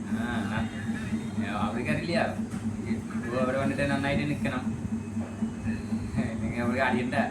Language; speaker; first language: Malayalam; non-native, fluent; Bangla